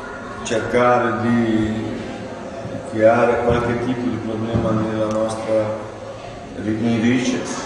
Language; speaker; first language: Italian; non-native, fluent; Portuguese